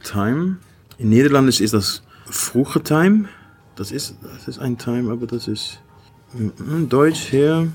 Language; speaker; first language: German; non-native, learner; Dutch